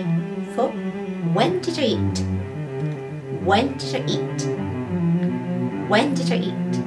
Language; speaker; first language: English; non-native, fluent; Japanese